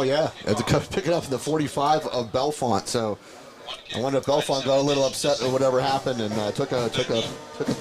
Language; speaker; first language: English; native; English